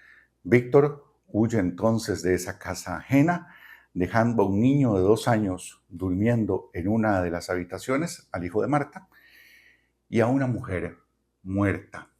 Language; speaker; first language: Spanish; native; Spanish